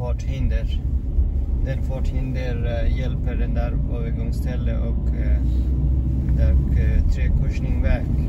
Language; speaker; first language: Swedish; non-native, fluent; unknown